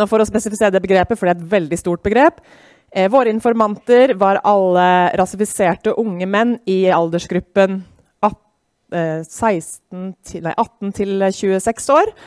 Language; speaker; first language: Norwegian; native; Norwegian